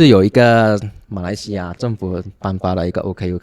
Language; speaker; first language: Chinese; non-native, local second language; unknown